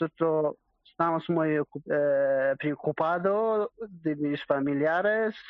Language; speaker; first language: Spanish; non-native, learner; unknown